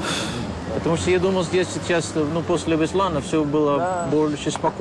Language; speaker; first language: Russian; non-native, learner; Dutch